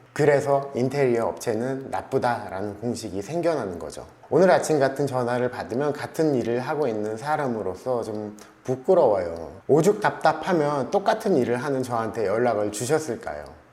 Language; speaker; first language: Korean; native; Korean